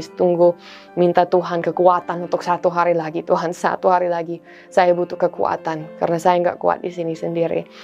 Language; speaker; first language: Indonesian; non-native, fluent; English